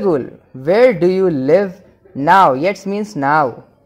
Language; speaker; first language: English; non-native, local second language; Hindi